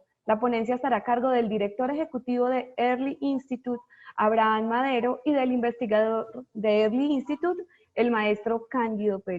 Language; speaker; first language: Spanish; native; Spanish